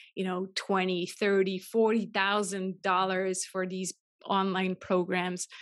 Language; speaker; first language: English; non-native, fluent; German